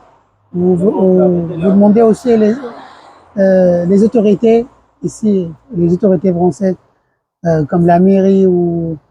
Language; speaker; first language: French; non-native, learner; Arabic